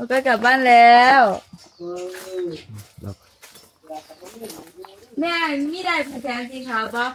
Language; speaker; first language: Korean; non-native, learner; Thai